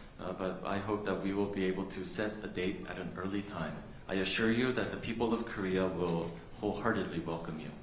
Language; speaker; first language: English; non-native, fluent; Korean